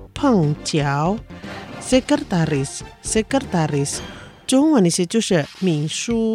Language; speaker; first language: Chinese; non-native, learner; Indonesian